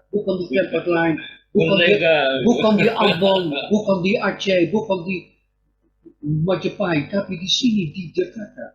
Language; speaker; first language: Indonesian; non-native, fluent; Dutch